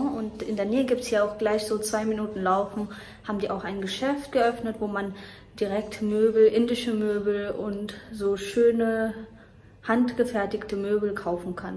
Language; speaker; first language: German; early bilingual, other home language; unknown